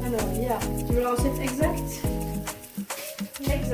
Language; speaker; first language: French; native; French